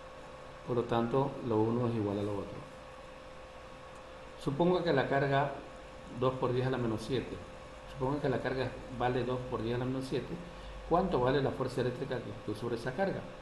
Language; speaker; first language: Spanish; native; Spanish